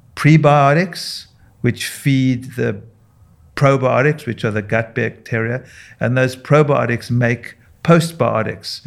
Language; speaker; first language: English; native; English